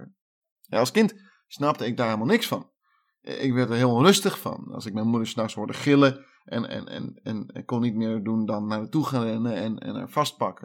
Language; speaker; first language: Dutch; native; Dutch